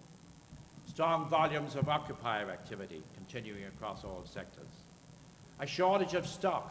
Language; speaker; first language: English; native; English